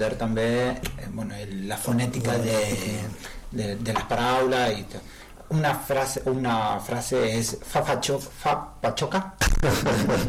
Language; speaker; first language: Catalan; non-native, learner; Spanish